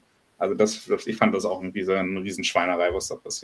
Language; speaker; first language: German; native; German